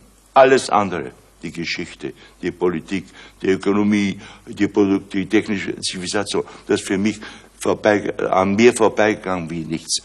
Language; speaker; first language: German; native; German